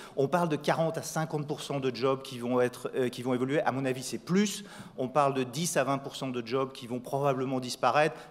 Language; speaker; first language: French; native; French